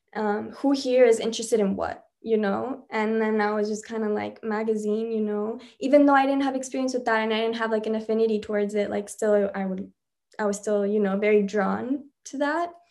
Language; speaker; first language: English; early bilingual, other home language; Spanish